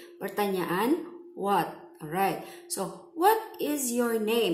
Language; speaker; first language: English; non-native, fluent; Indonesian